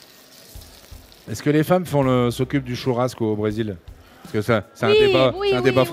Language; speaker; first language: French; native; French